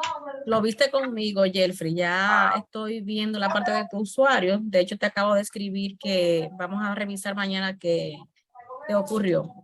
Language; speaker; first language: Spanish; native; Spanish